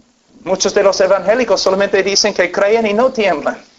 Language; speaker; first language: Spanish; non-native, fluent; English